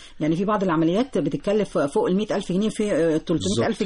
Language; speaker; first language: Arabic; native; Arabic